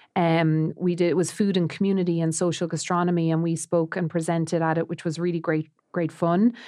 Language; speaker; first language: English; native; English